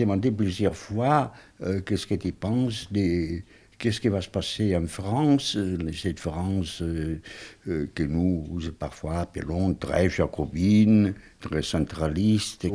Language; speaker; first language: French; non-native, fluent; Catalan